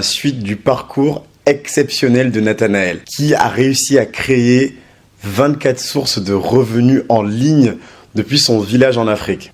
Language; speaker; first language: French; native; French